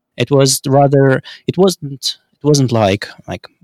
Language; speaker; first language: English; non-native, fluent; Russian